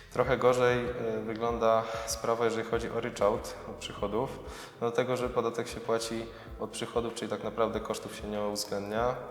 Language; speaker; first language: Polish; native; Polish